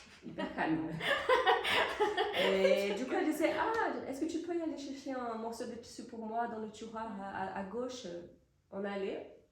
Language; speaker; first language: French; non-native, fluent; Portuguese